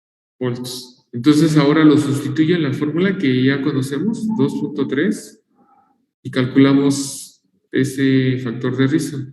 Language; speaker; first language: Spanish; native; Spanish